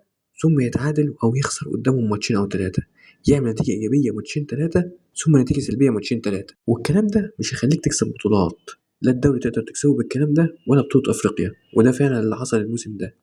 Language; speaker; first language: Arabic; native; Arabic